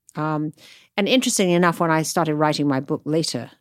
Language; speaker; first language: English; native; English